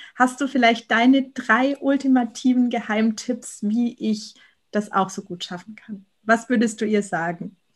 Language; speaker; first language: German; native; German